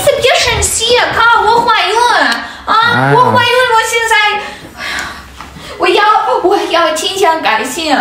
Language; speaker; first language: Chinese; non-native, learner; Russian